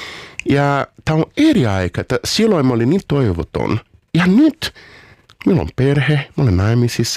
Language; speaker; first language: Finnish; non-native, learner; Portuguese